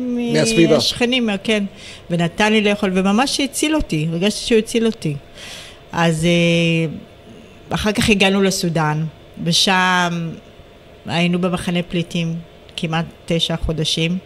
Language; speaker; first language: Hebrew; early bilingual, other home language; Amharic